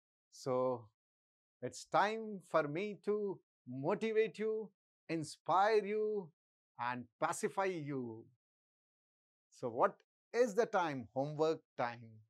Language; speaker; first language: English; non-native, local second language; Telugu